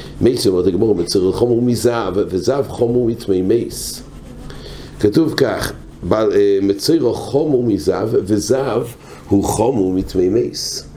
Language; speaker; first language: Hebrew; non-native, fluent; English